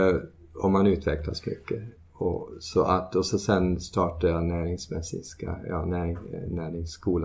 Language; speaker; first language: Swedish; early bilingual, heritage; Swedish